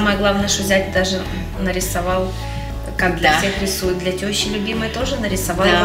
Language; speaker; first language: Russian; native; Russian